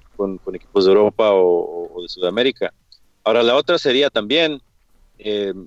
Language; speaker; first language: Spanish; early bilingual, heritage; Spanish